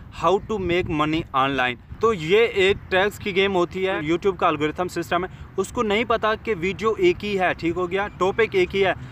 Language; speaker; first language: Urdu; native; Urdu